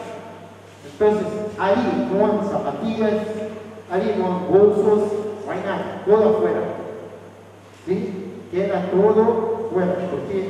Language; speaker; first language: Spanish; non-native, fluent; Portuguese